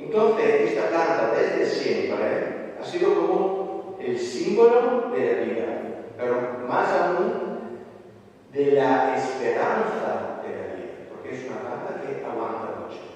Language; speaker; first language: Spanish; non-native, fluent; Italian